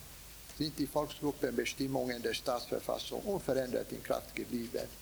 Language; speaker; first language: German; non-native, fluent; Swedish